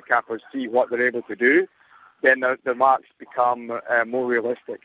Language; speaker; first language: English; native; English